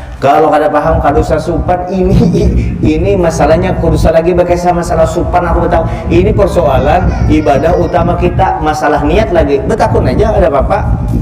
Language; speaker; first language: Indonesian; non-native, local second language; Banjar